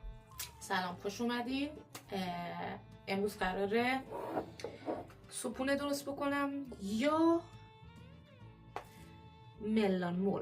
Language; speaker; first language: Persian; early bilingual, heritage; Persian